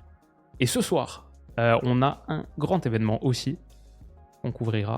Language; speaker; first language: French; native; French